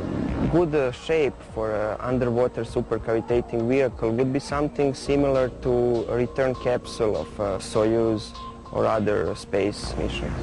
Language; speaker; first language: English; non-native, fluent; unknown